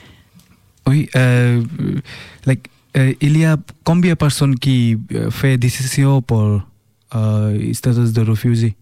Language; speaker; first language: French; non-native, learner; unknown